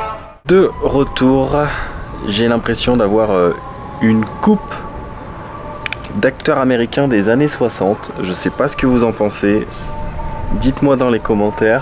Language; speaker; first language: French; native; French